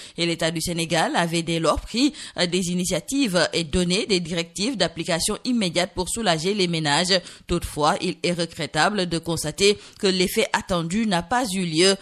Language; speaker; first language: French; non-native, local second language; Wolof